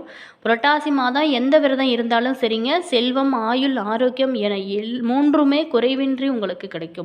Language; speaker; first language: Tamil; native; Tamil